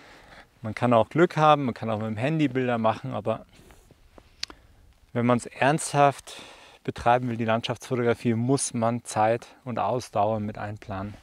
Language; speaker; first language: German; native; German